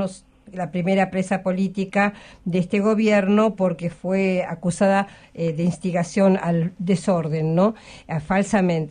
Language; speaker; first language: Spanish; native; Spanish